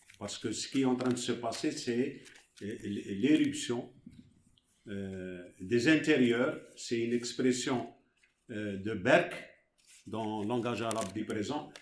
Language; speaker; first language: French; non-native, local second language; Arabic